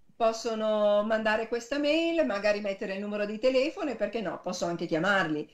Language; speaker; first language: Italian; native; Italian